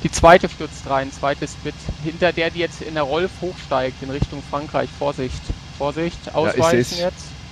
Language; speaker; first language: German; native; German